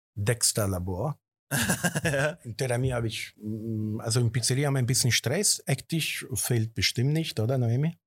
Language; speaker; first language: German; non-native, fluent; Italian